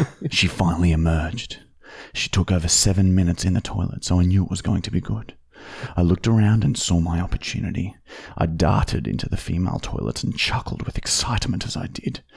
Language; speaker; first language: English; early bilingual, other home language; German